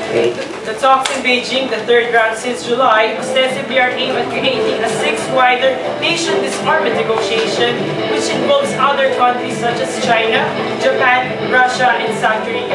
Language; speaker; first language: English; non-native, local second language; Filipino